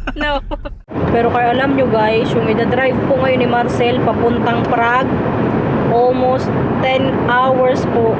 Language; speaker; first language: Filipino; non-native, local second language; Waray